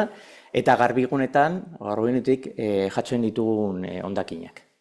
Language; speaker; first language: Basque; non-native, local second language; Spanish